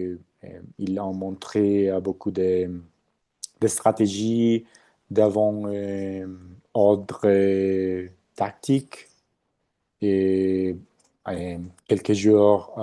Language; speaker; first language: French; non-native, learner; Spanish